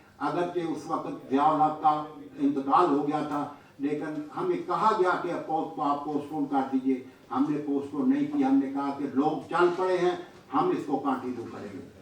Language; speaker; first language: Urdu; non-native, local second language; Punjabi